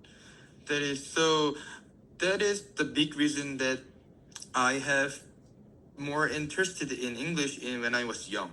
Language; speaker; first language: English; non-native, learner; Korean